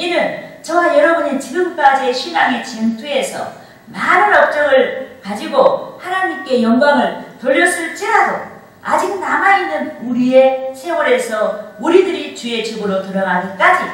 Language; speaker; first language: Korean; native; Korean